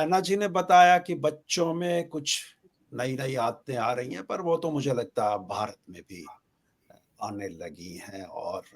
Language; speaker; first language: Hindi; native; Hindi